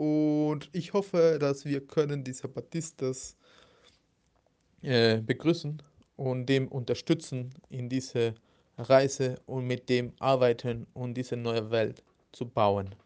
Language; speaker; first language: German; non-native, fluent; Spanish